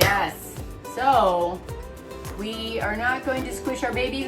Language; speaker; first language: English; native; English